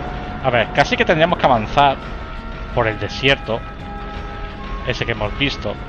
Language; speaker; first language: Spanish; native; Spanish